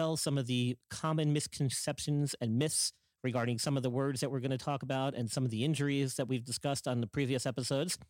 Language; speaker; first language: English; native; English